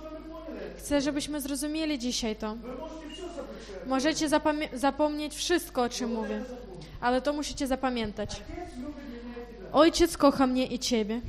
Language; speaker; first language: Polish; non-native, fluent; Ukrainian